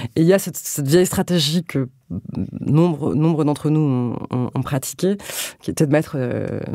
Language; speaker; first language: French; native; French